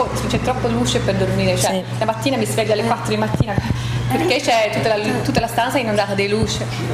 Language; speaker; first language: Italian; non-native, fluent; Swedish